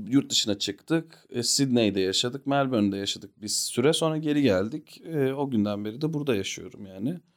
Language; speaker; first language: Turkish; early bilingual, heritage; Turkish